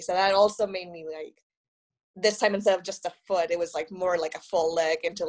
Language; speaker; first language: English; non-native, fluent; Spanish